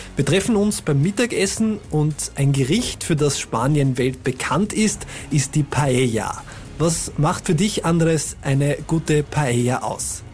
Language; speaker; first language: German; native; German